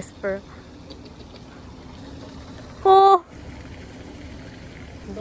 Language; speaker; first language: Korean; early bilingual, heritage; Korean